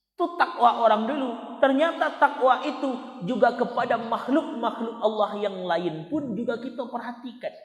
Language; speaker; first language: Malay; non-native, local second language; Minangkabau